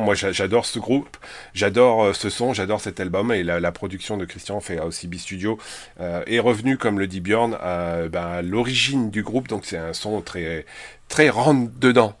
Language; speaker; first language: French; native; French